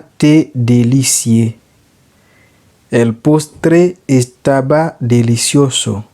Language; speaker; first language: Spanish; non-native, learner; Haitian Creole